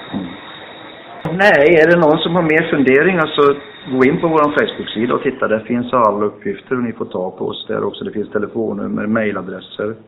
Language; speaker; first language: Swedish; native; Swedish